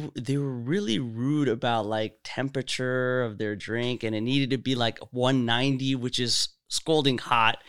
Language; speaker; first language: English; native; English